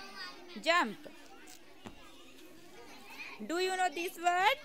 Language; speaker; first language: English; non-native, fluent; Hindi